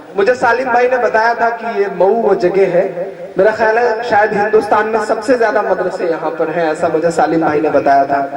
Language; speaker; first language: Hindi; native; Hindi